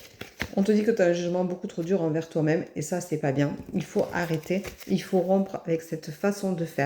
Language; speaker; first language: French; native; French